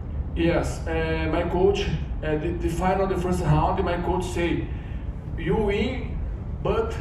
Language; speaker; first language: English; non-native, learner; Portuguese